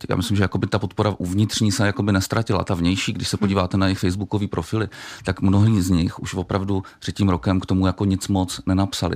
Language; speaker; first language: Czech; native; Czech